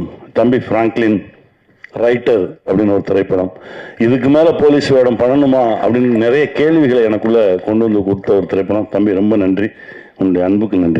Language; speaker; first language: Tamil; native; Tamil